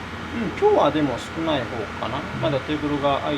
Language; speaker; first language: Japanese; native; Japanese